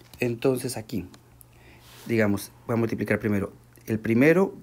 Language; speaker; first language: Spanish; native; Spanish